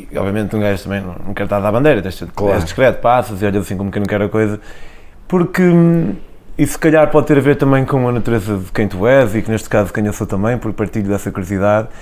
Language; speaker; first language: Portuguese; native; Portuguese